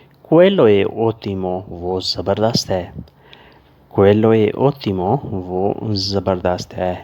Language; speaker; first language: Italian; non-native, learner; Urdu